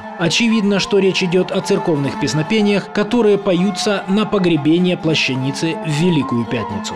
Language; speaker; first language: Russian; native; Russian